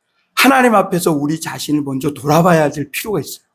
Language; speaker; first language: Korean; native; Korean